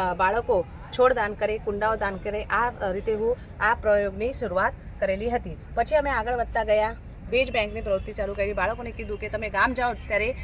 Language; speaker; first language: Gujarati; non-native, local second language; Marathi